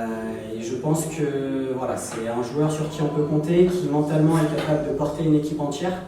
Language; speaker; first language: French; native; French